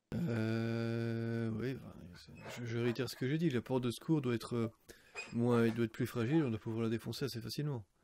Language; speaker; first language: French; native; French